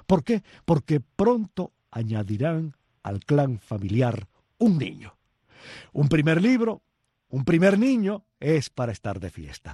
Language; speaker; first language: Spanish; native; Spanish